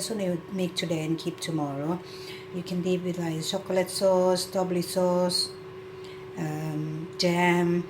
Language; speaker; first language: English; non-native, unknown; Thai